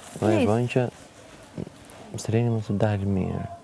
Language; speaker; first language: Albanian; native; Albanian